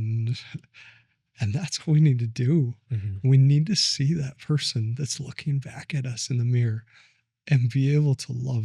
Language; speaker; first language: English; native; English